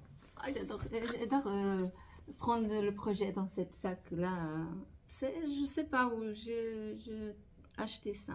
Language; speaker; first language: French; non-native, fluent; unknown